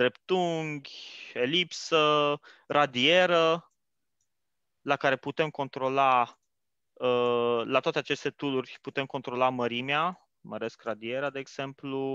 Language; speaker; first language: Romanian; native; Romanian